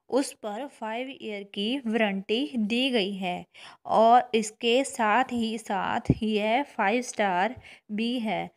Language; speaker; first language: Hindi; non-native, local second language; Punjabi